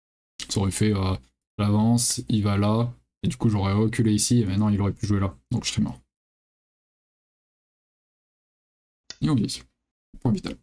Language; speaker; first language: French; native; French